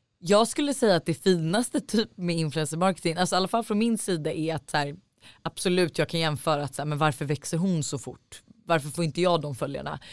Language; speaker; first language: Swedish; native; Swedish